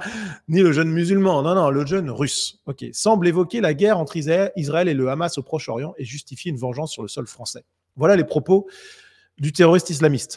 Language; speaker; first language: French; native; French